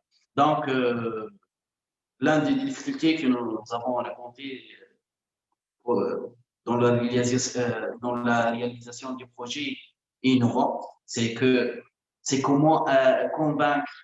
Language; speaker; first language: French; non-native, local second language; Arabic